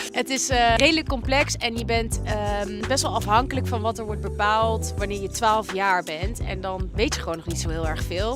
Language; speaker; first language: Dutch; native; Dutch